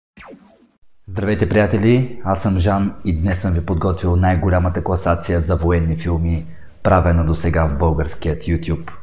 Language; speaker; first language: Bulgarian; native; Bulgarian